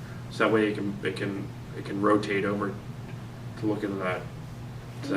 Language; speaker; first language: English; native; English